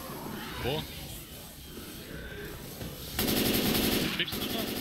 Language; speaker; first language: German; native; German